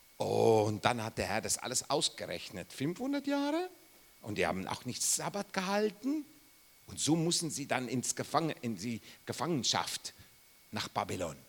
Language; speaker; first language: German; non-native, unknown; English